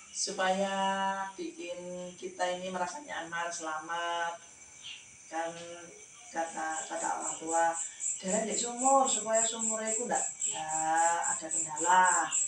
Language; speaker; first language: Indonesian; non-native, local second language; Javanese